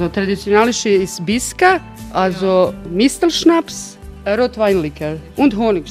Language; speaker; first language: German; non-native, learner; Croatian